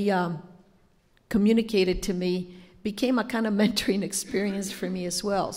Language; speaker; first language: English; non-native, fluent; Spanish